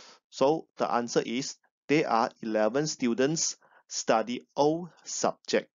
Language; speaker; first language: English; non-native, local second language; Chinese